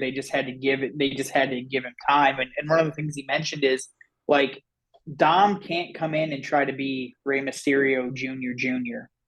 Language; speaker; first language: English; native; English